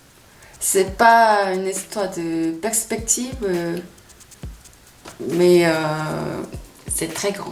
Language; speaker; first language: French; non-native, fluent; Korean